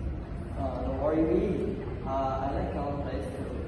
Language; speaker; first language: English; non-native, learner; Indonesian